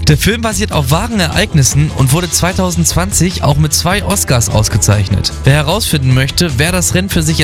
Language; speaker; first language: German; native; German